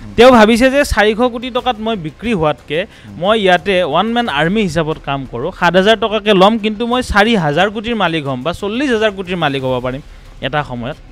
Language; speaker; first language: Assamese; native; Assamese